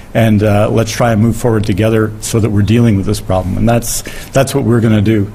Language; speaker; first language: English; native; English